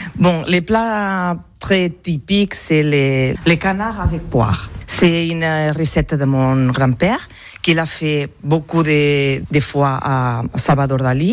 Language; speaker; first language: French; non-native, learner; Catalan